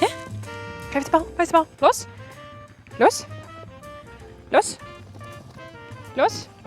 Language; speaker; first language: Dutch; early bilingual, heritage; Dutch